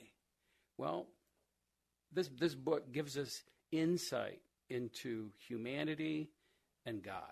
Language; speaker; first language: English; native; English